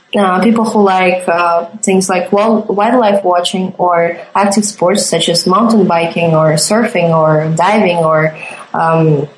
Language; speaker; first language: English; non-native, fluent; Latvian